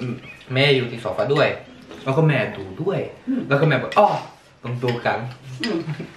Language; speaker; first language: Thai; early bilingual, heritage; Thai